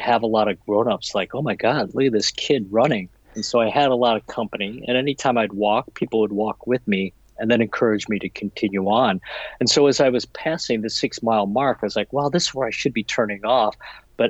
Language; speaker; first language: English; native; English